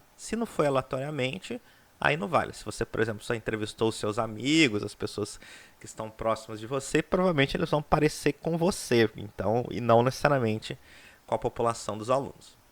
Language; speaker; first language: Portuguese; native; Portuguese